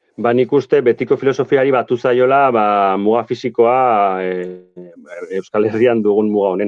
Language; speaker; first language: Basque; native; Basque